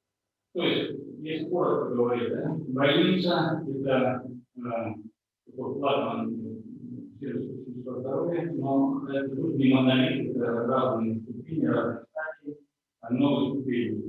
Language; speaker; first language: Russian; native; Russian